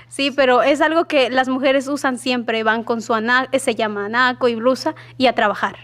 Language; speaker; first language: Spanish; native; Spanish